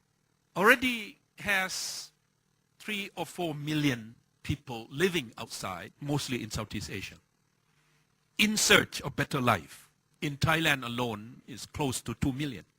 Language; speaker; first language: English; non-native, fluent; Thai